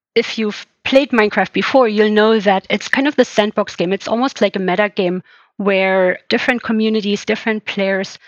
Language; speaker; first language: English; non-native, fluent; German